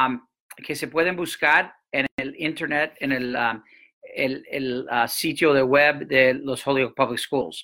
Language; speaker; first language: Spanish; non-native, fluent; English